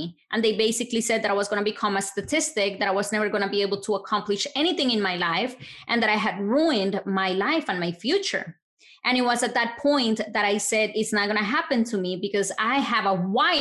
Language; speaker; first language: English; non-native, fluent; Spanish